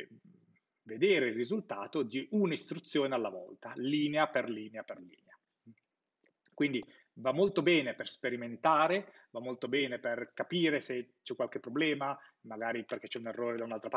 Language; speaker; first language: Italian; native; Italian